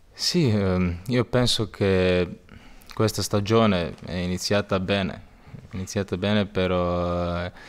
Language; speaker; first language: Italian; non-native, learner; Croatian